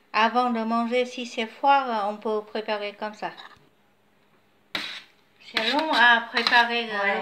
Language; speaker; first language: French; non-native, fluent; Vietnamese